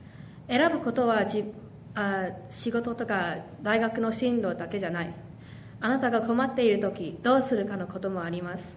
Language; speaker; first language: Japanese; non-native, learner; English